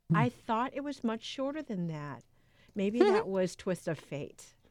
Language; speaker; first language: English; early bilingual, other home language; Filipino